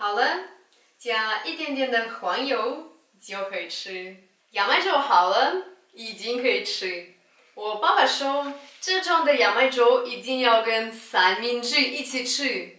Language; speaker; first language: Chinese; non-native, fluent; Russian